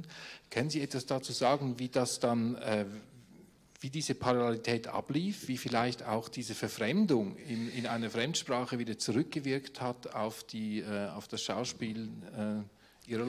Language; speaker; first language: German; native; German